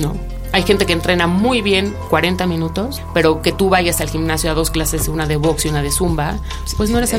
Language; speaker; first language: Spanish; native; Spanish